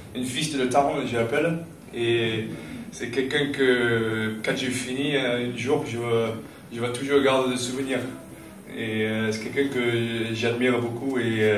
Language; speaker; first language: French; non-native, fluent; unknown